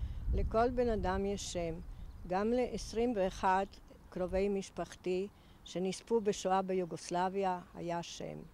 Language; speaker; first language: Hebrew; non-native, fluent; Serbian